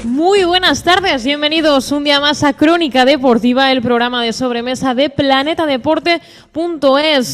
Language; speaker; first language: Spanish; native; Spanish